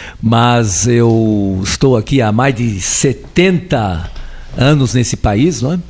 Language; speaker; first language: Portuguese; early bilingual, other home language; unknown